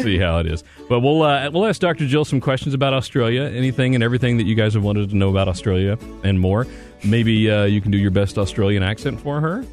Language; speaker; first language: English; native; English